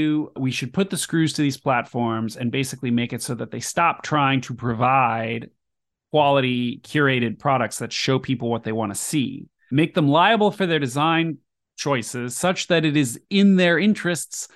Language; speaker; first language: English; native; English